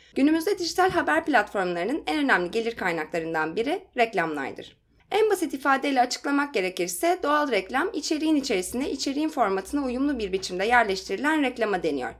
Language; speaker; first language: Turkish; native; Turkish